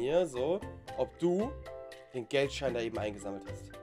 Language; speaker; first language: German; native; German